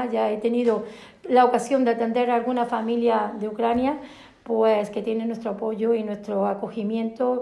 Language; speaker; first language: Spanish; native; Spanish